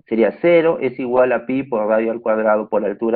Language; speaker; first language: Spanish; native; Spanish